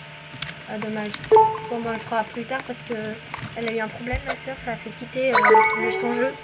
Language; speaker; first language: French; native; French